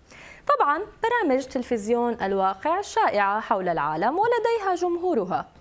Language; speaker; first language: Arabic; native; Arabic